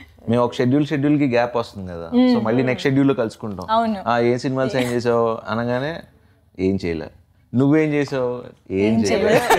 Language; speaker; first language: Telugu; native; Telugu